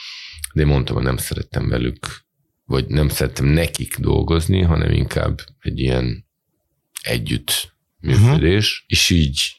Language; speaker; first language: Hungarian; non-native, fluent; Serbian